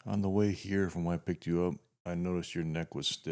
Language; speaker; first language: English; native; English